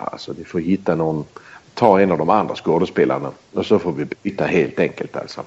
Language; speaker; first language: Swedish; early bilingual, heritage; Swedish